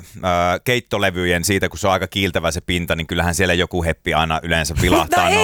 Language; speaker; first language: Finnish; native; Finnish